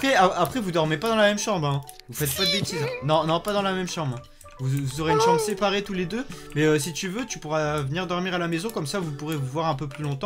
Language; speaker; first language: French; native; French